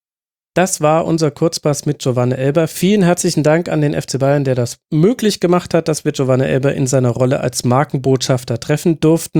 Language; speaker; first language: German; native; German